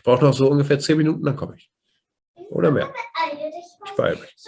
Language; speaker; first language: German; native; German